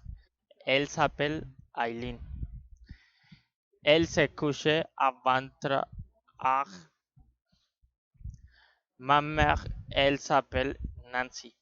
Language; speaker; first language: French; non-native, learner; Spanish